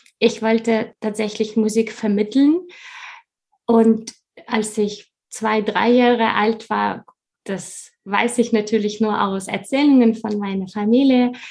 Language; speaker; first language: German; non-native, fluent; Russian